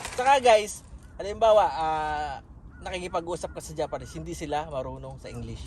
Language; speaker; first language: Filipino; native; Filipino